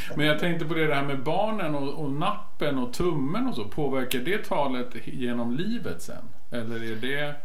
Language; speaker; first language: Swedish; native; Swedish